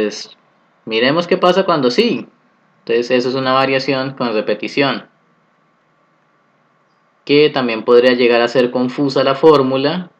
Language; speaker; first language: Spanish; native; Spanish